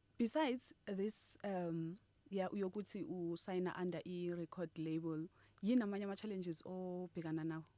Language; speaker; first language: Zulu; non-native, local second language; Xhosa